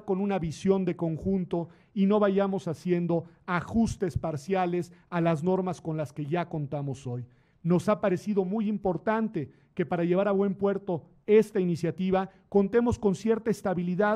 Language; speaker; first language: Spanish; native; Spanish